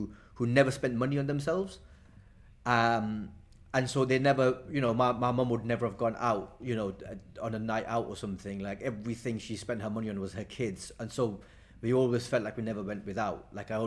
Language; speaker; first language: English; native; English